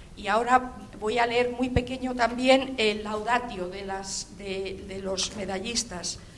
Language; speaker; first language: Spanish; native; Spanish